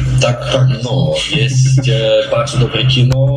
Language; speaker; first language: Polish; non-native, fluent; Russian